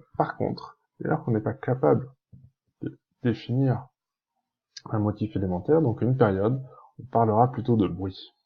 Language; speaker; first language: French; native; French